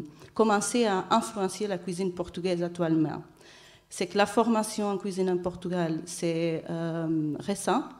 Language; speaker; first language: French; non-native, fluent; Portuguese